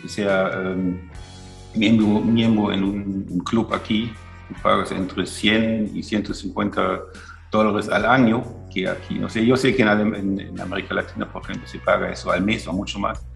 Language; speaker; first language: Spanish; non-native, fluent; German